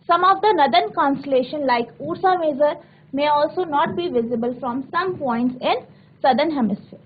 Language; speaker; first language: English; non-native, local second language; Hindi